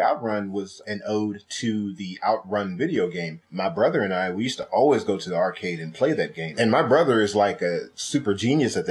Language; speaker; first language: English; native; English